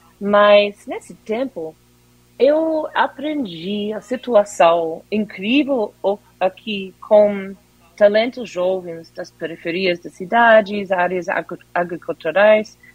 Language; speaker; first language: Portuguese; non-native, fluent; English